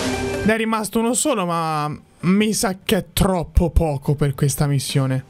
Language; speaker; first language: Italian; native; Italian